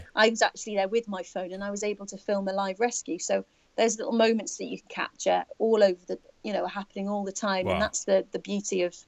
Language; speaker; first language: English; native; English